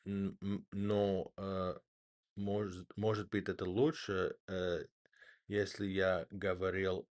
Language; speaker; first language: Russian; non-native, learner; English